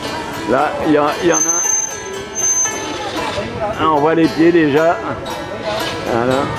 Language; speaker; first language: French; native; French